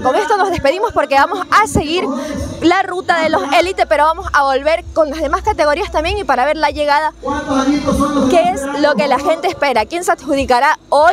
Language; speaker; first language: Spanish; native; Spanish